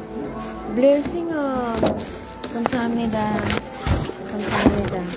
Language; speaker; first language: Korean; non-native, learner; Filipino